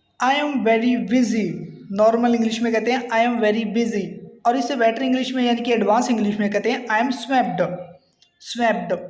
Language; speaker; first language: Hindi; non-native, local second language; Punjabi